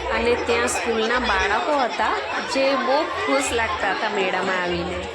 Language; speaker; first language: Gujarati; non-native, local second language; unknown